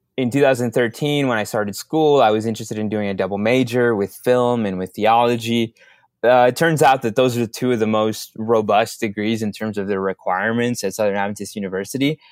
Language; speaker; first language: English; early bilingual, other home language; Spanish